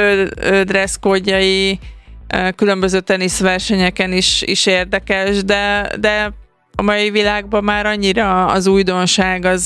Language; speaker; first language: Hungarian; native; Hungarian